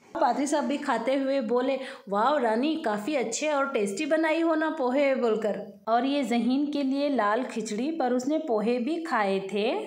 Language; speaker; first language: Hindi; native; Hindi